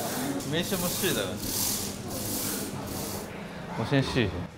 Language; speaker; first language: Chinese; non-native, fluent; Japanese